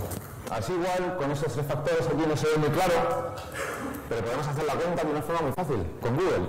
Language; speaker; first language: Spanish; native; Spanish